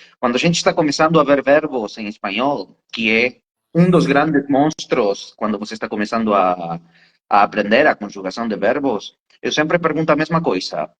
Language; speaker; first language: Portuguese; non-native, fluent; Spanish